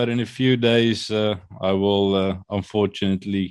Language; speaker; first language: English; non-native, local second language; Afrikaans